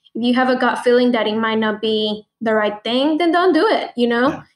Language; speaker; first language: English; non-native, fluent; Spanish